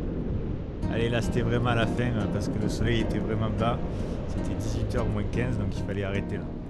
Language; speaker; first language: French; native; French